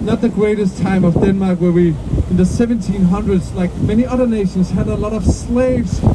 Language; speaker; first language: English; non-native, fluent; Danish